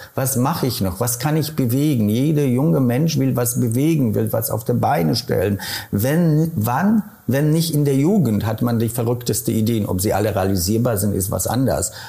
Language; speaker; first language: German; non-native, fluent; Polish